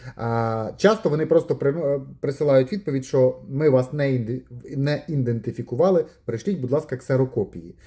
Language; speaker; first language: Ukrainian; non-native, local second language; Russian